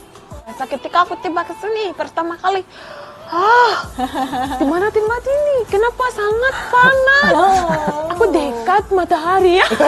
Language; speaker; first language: Indonesian; non-native, learner; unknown